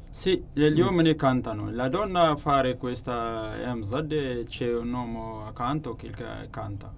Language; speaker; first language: Italian; non-native, learner; Tamasheq